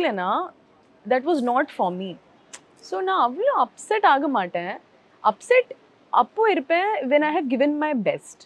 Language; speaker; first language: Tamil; non-native, local second language; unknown